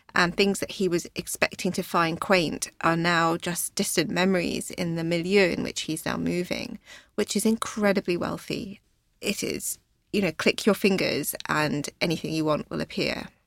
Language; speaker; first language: English; native; English